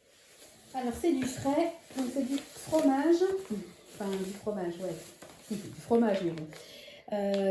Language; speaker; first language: French; native; French